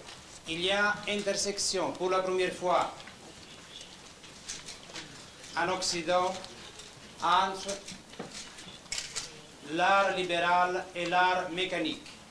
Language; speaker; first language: French; non-native, fluent; Italian